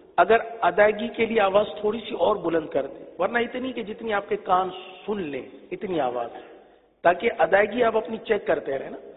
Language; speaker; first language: Urdu; native; Urdu